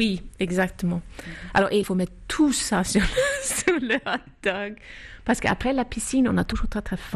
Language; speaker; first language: French; non-native, fluent; Icelandic